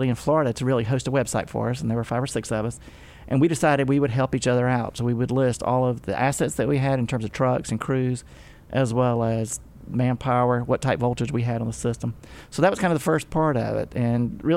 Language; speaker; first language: English; native; English